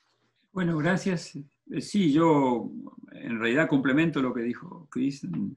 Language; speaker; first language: Spanish; native; Spanish